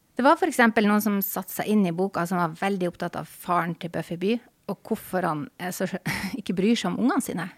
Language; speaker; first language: Norwegian; native; Norwegian